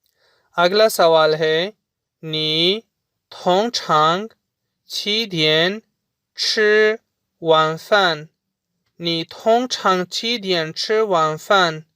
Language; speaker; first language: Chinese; non-native, fluent; Urdu